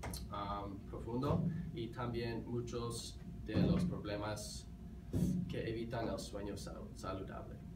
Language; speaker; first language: Spanish; non-native, learner; English